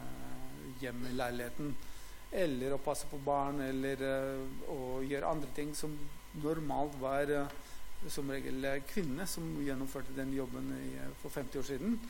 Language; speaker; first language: Norwegian; non-native, fluent; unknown